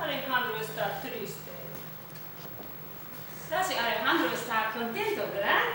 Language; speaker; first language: Spanish; non-native, fluent; English